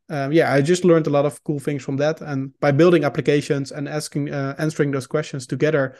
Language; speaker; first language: English; non-native, fluent; Dutch